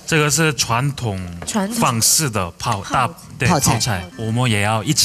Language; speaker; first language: Chinese; non-native, fluent; Korean